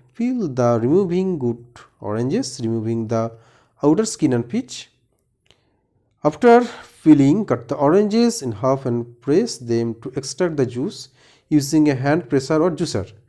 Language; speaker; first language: English; non-native, local second language; Bangla